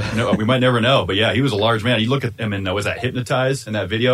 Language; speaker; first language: English; native; English